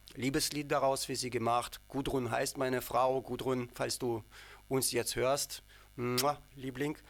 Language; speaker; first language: German; non-native, fluent; Ukrainian